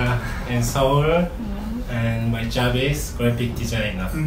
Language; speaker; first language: English; non-native, learner; Korean